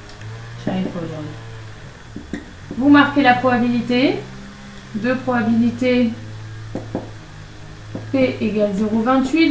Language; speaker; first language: French; native; French